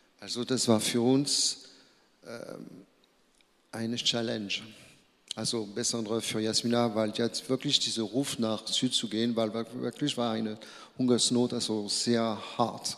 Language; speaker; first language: German; non-native, learner; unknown